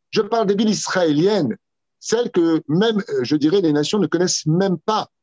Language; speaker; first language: French; native; French